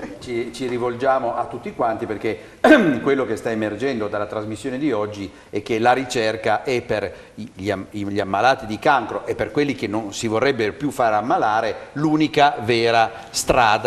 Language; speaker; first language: Italian; native; Italian